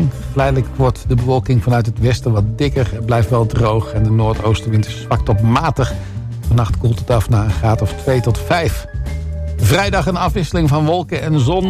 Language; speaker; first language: Dutch; native; Dutch